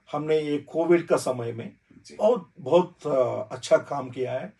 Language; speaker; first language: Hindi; non-native, learner; Telugu